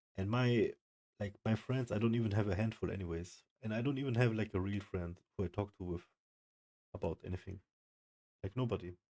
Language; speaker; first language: English; non-native, fluent; German